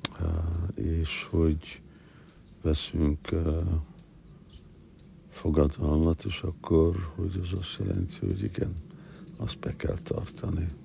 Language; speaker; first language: Hungarian; early bilingual, heritage; Hungarian